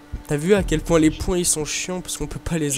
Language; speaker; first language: French; native; French